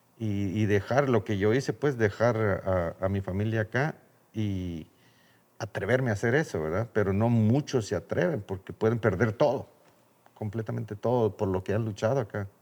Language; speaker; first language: Spanish; native; Spanish